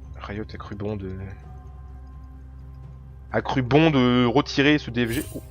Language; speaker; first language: French; native; French